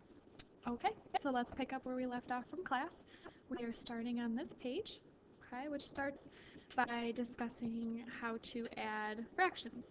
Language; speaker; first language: English; native; English